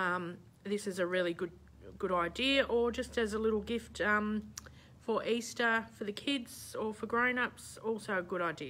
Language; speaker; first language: English; native; English